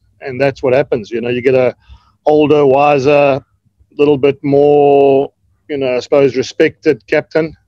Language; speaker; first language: English; native; English